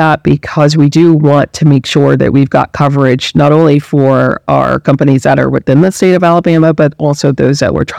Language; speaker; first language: English; native; English